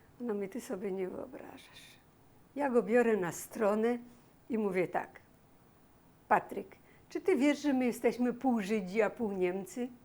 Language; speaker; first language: Polish; native; Polish